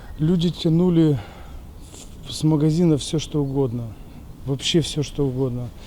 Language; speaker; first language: Russian; native; Russian